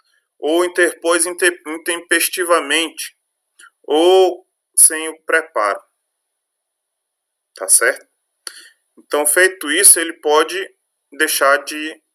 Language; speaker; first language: Portuguese; native; Portuguese